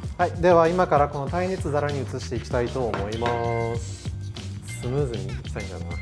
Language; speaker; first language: Japanese; non-native, fluent; Filipino